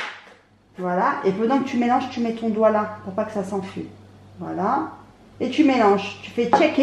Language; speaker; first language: French; native; French